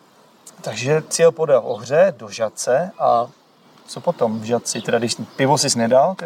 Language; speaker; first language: Czech; native; Czech